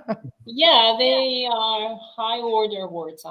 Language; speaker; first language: English; non-native, fluent; Russian